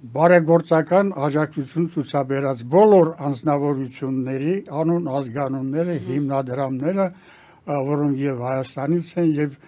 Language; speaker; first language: Armenian; native; Armenian